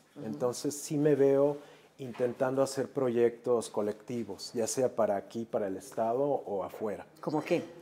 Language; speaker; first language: Spanish; native; Spanish